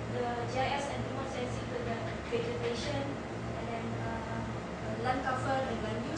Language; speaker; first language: English; non-native, fluent; Indonesian